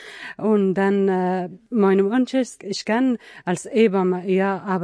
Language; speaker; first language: German; non-native, learner; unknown